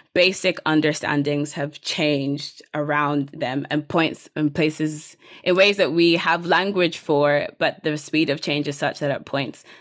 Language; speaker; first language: English; native; English